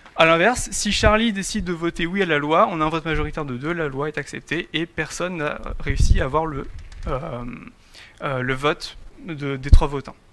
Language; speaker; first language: French; native; French